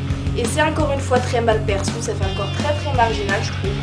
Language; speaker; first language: French; native; French